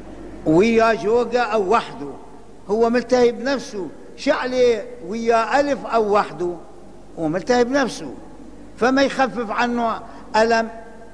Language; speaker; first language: Arabic; native; Arabic